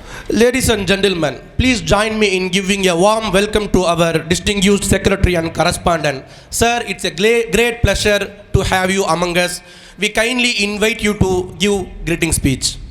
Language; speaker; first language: English; non-native, local second language; Tamil